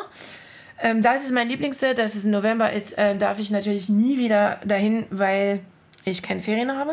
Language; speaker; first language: German; non-native, fluent; French